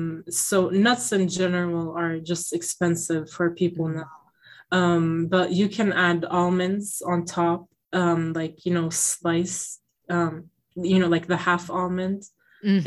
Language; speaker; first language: English; native; English